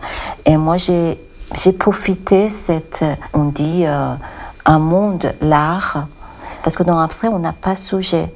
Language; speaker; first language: French; non-native, learner; Persian